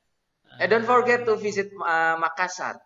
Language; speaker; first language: English; non-native, learner; Indonesian